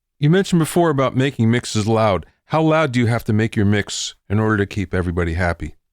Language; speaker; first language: English; native; English